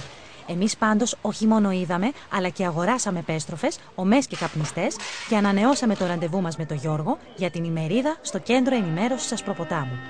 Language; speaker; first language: Greek; native; Greek